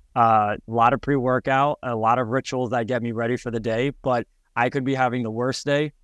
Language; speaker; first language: English; native; English